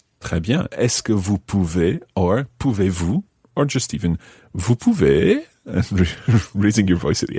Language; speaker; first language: French; non-native, fluent; English